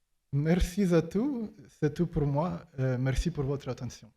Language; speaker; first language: French; non-native, fluent; Ukrainian